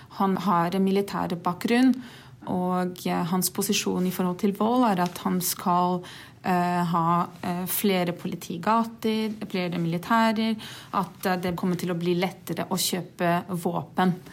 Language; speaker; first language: Norwegian; non-native, fluent; Portuguese